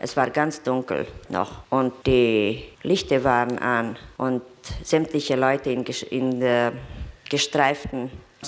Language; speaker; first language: German; non-native, fluent; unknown